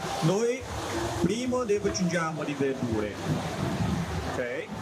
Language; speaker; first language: Italian; non-native, learner; Chinese